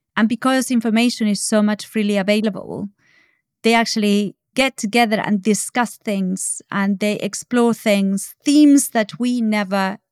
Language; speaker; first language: English; non-native, fluent; Spanish